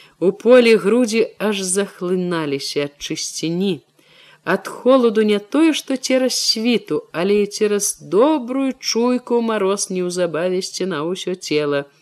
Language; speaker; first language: Belarusian; native; Belarusian